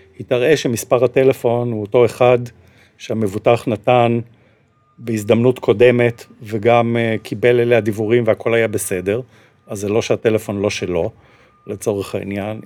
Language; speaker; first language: Hebrew; native; Hebrew